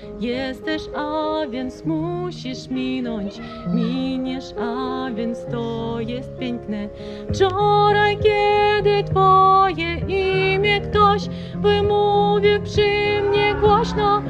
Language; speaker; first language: Polish; non-native, learner; Ukrainian